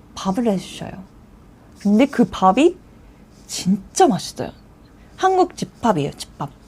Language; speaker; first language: Korean; non-native, fluent; Japanese